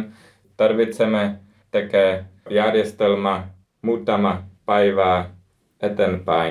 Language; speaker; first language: Finnish; non-native, learner; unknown